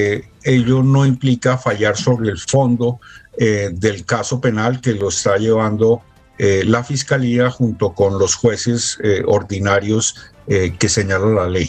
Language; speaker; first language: Spanish; native; Spanish